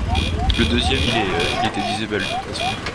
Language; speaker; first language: French; native; French